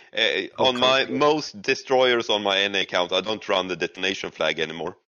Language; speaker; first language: English; non-native, fluent; Swedish